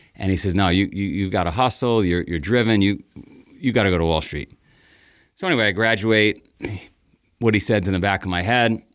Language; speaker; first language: English; native; English